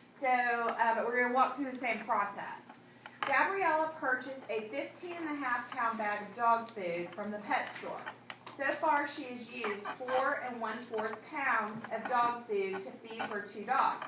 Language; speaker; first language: English; native; English